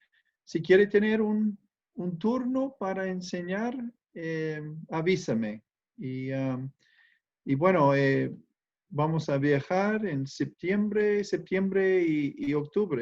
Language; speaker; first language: Spanish; non-native, fluent; English